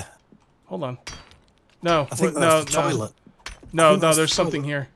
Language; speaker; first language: English; native; English